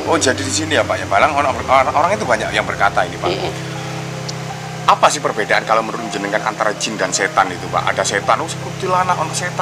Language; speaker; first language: Indonesian; native; Indonesian